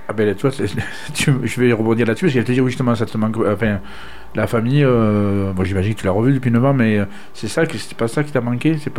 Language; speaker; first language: French; native; French